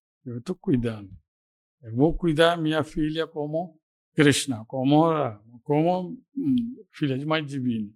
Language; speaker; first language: Portuguese; non-native, fluent; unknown